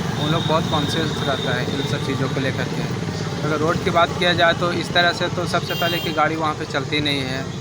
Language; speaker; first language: Hindi; native; Hindi